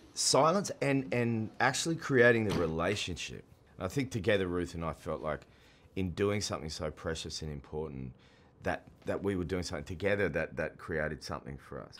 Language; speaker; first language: English; native; English